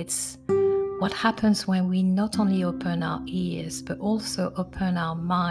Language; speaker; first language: English; non-native, fluent; French